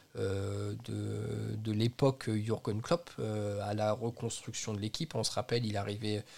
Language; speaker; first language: French; native; French